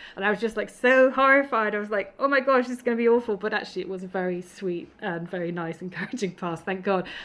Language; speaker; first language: English; native; English